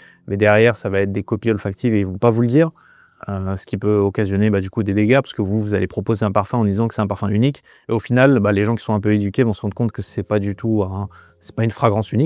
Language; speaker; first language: French; native; French